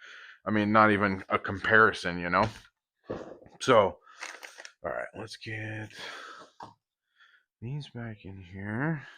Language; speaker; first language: English; native; English